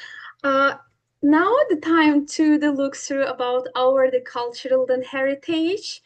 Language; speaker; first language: English; non-native, fluent; Azerbaijani